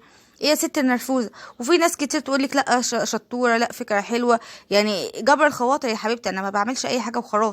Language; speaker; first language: Arabic; native; Arabic